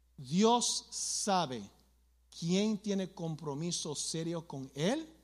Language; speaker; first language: Spanish; early bilingual, other home language; English